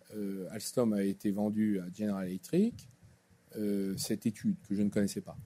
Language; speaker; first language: French; native; French